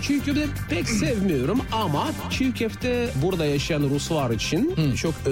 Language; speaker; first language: Turkish; non-native, fluent; Russian